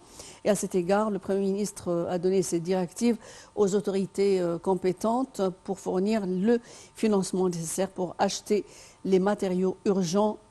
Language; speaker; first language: French; non-native, fluent; Arabic